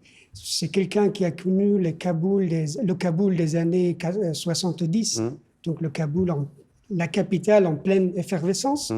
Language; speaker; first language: French; non-native, fluent; Persian